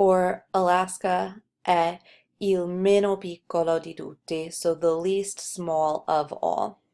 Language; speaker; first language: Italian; non-native, fluent; English